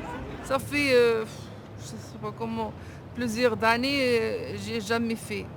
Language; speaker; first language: French; non-native, learner; Arabic